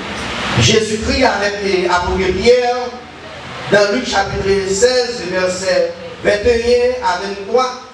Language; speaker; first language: French; non-native, learner; Haitian Creole